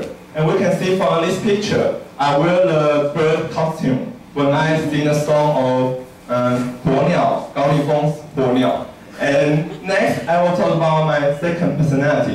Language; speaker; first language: English; non-native, learner; Chinese